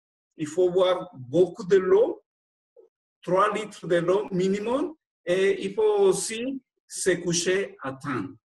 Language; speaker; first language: French; non-native, fluent; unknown